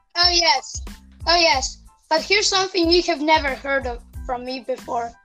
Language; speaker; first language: English; non-native, fluent; Serbian